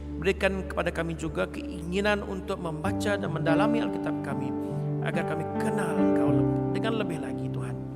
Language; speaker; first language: Malay; non-native, local second language; Iban